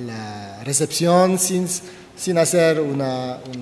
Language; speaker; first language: Spanish; non-native, fluent; French